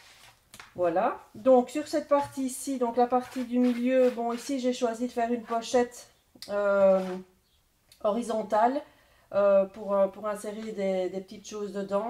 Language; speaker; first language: French; native; French